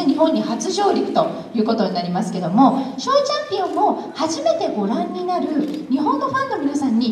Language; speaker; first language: Japanese; native; Japanese